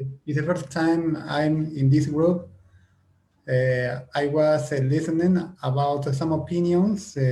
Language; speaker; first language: English; non-native, fluent; Spanish